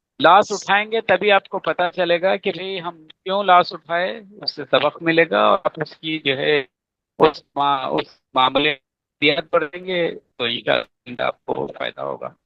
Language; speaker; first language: Urdu; native; Urdu